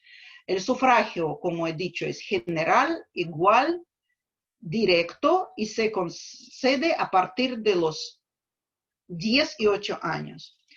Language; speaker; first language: Spanish; non-native, fluent; Russian